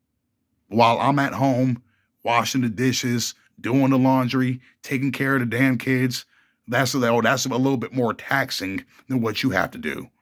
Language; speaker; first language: English; native; English